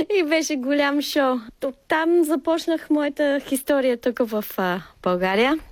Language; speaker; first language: Bulgarian; non-native, fluent; English